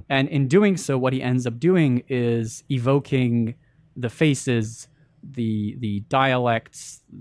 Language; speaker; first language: English; early bilingual, other home language; Arabic